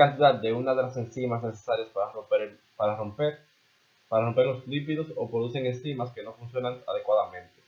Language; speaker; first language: Spanish; native; Spanish